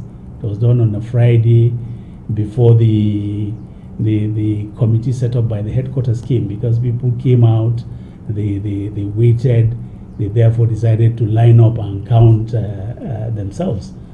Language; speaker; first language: English; non-native, local second language; Hausa